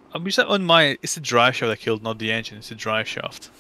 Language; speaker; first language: English; native; English